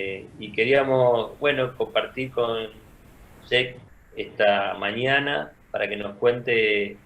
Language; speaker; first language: Spanish; native; Spanish